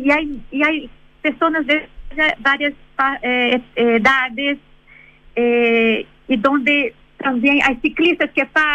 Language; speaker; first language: Spanish; non-native, fluent; Portuguese